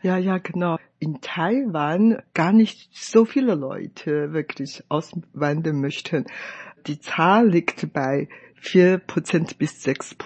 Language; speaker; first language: German; non-native, fluent; Chinese